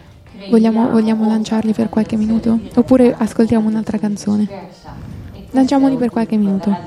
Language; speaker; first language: Italian; native; Italian